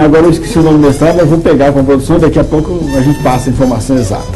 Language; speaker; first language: Portuguese; native; Portuguese